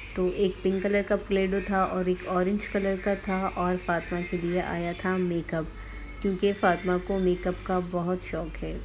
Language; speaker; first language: Urdu; native; Urdu